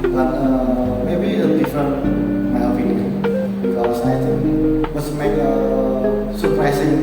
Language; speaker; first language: English; non-native, learner; Indonesian